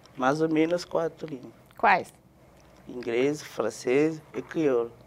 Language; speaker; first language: Portuguese; non-native, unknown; Haitian Creole